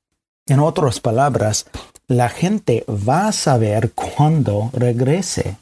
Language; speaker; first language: Spanish; non-native, fluent; English